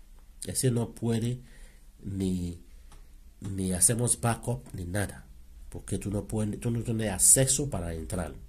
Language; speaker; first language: Spanish; non-native, learner; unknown